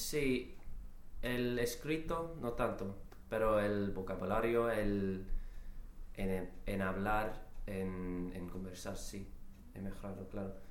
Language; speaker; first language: Spanish; non-native, learner; English